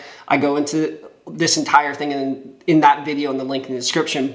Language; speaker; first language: English; native; English